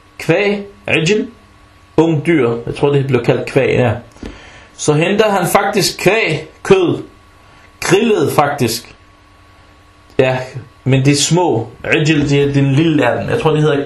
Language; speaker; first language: Danish; non-native, fluent; Arabic